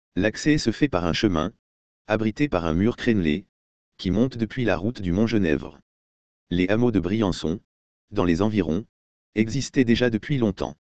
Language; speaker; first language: French; native; French